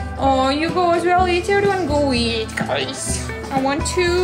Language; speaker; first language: English; non-native, learner; Ukrainian